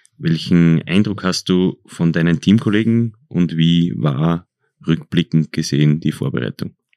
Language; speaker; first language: German; native; German